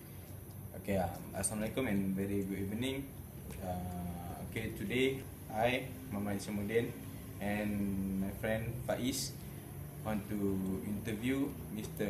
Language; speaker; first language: English; non-native, local second language; Malay